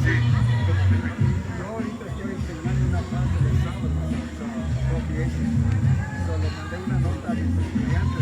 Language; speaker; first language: Spanish; early bilingual, heritage; Spanish